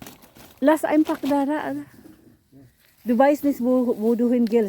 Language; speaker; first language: German; non-native, learner; Filipino